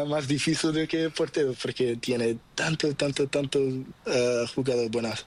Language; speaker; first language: Spanish; non-native, learner; Portuguese